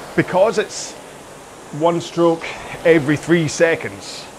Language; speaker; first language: English; native; English